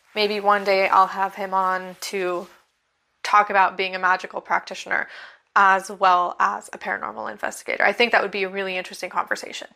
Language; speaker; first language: English; native; English